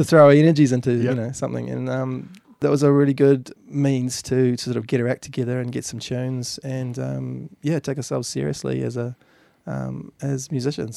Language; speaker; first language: English; native; English